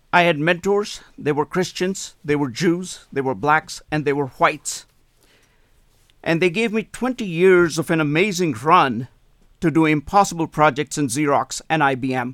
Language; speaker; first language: English; non-native, local second language; Hindi